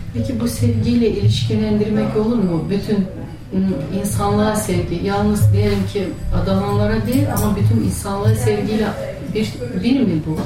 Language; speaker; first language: Turkish; early bilingual, heritage; Turkish